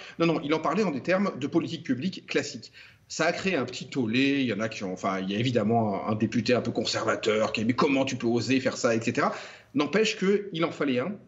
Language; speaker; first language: French; native; French